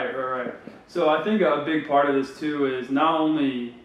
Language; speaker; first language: English; native; English